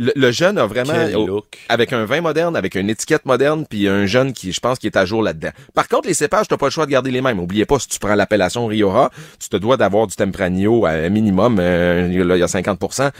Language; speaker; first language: French; native; French